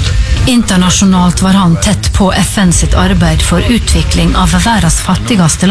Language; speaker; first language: Norwegian; native; Norwegian